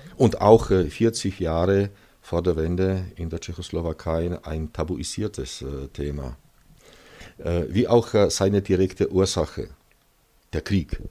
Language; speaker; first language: German; non-native, fluent; Czech